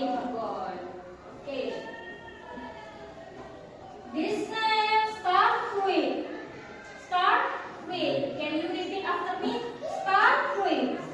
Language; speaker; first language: English; non-native, learner; Indonesian